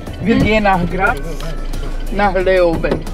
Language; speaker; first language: German; non-native, learner; Bosnian